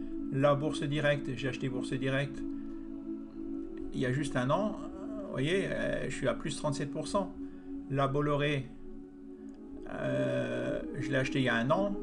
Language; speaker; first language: French; native; French